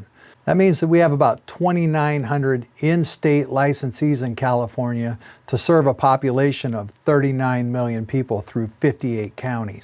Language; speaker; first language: English; native; English